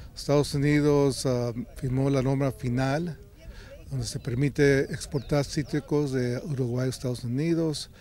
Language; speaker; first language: Spanish; early bilingual, heritage; Spanish